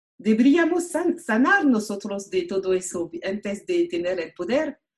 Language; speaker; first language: Spanish; non-native, learner; French